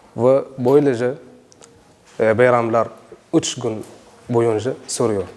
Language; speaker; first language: Turkish; non-native, learner; Arabic